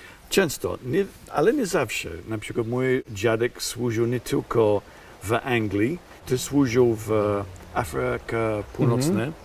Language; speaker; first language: Polish; non-native, fluent; English